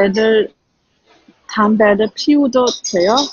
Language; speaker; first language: Korean; non-native, learner; Chinese